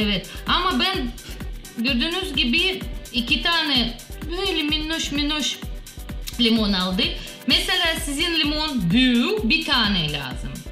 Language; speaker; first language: Turkish; non-native, learner; Russian